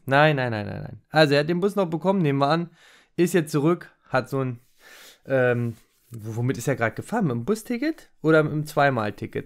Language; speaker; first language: German; native; German